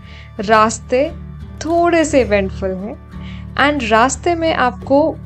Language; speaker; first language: Hindi; native; Hindi